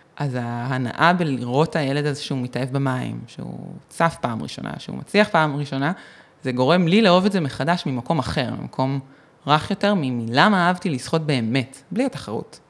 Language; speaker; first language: Hebrew; native; Hebrew